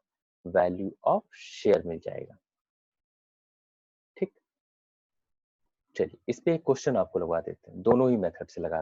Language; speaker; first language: Hindi; native; Hindi